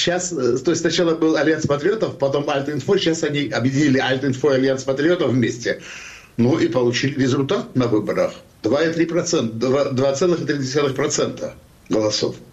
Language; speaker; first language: Russian; non-native, local second language; Georgian